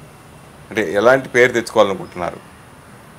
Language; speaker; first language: Telugu; native; Telugu